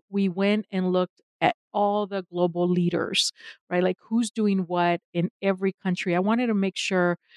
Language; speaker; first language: English; non-native, fluent; Spanish